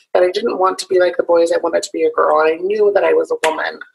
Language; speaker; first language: English; native; English